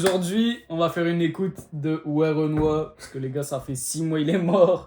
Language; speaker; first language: French; native; French